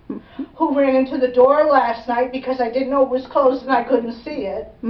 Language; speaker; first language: English; native; English